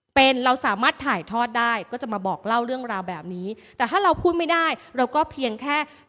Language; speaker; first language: Thai; native; Thai